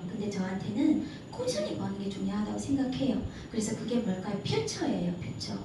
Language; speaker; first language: Korean; early bilingual, heritage; Korean